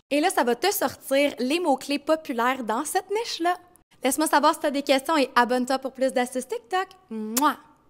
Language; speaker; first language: French; native; French